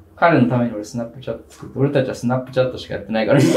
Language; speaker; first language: Japanese; native; Japanese